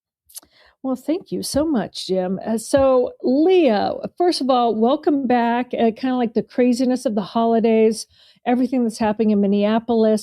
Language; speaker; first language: English; native; English